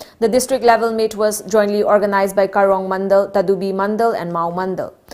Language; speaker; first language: English; non-native, local second language; Manipuri